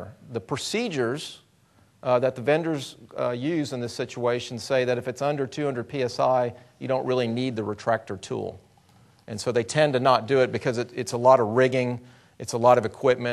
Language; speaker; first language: English; native; English